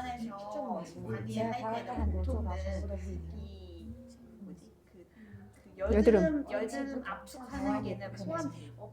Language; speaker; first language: Korean; non-native, fluent; Chinese